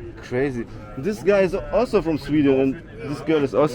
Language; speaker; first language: English; non-native, fluent; German